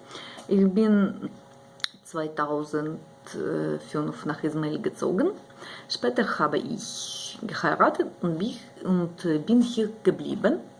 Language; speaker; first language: German; non-native, learner; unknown